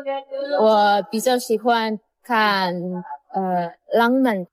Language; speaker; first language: Chinese; non-native, fluent; Indonesian